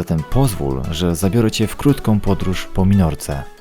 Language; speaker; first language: Polish; native; Polish